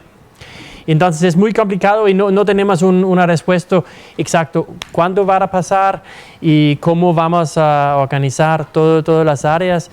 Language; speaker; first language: Spanish; non-native, fluent; Danish